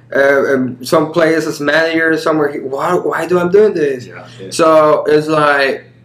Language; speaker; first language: English; early bilingual, other home language; Spanish